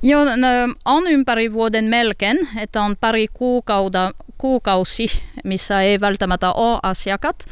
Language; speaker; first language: Finnish; non-native, learner; French